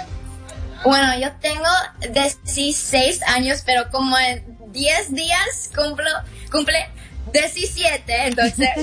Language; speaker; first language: Spanish; early bilingual, heritage; Spanish